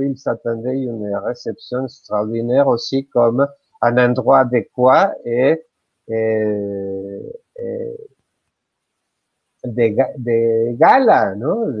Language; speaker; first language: French; non-native, fluent; Spanish